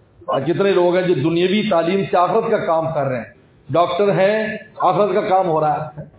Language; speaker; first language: Urdu; non-native, local second language; Punjabi